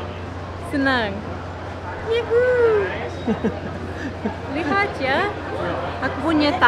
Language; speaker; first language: Indonesian; non-native, learner; English